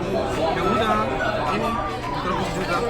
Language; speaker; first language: Indonesian; non-native, learner; German